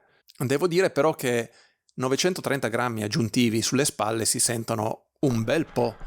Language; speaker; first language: Italian; native; Italian